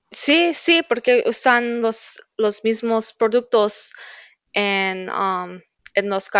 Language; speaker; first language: Spanish; early bilingual, heritage; Spanish